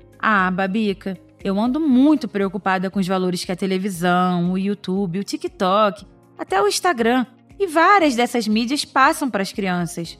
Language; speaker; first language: Portuguese; native; Portuguese